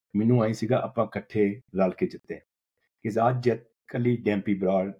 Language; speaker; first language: Punjabi; early bilingual, heritage; Punjabi